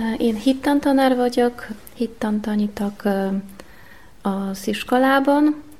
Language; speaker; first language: Hungarian; non-native, fluent; Polish